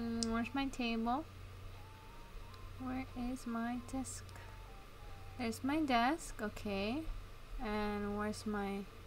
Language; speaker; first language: English; early bilingual, other home language; Japanese